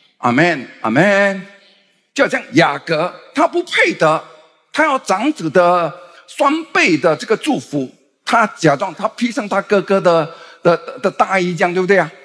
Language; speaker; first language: Chinese; native; Chinese